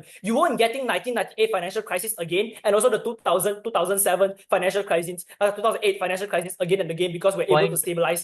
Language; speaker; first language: English; non-native, learner; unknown